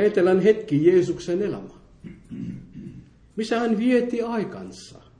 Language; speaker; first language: Finnish; non-native, fluent; French